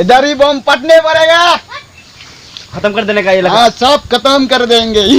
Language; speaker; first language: Hindi; non-native, local second language; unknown